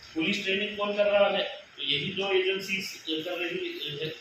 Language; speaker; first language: Hindi; non-native, local second language; Marathi